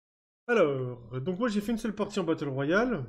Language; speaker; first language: French; native; French